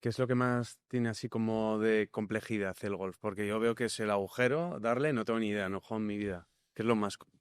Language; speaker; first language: Spanish; native; Spanish